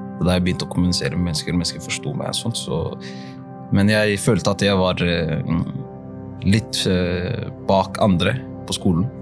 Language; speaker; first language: Norwegian; early bilingual, other home language; Somali